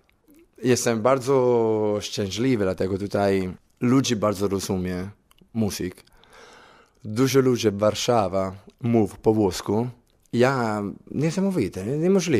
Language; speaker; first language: Polish; non-native, learner; Italian